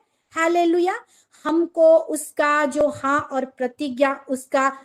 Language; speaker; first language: Hindi; non-native, local second language; Bodo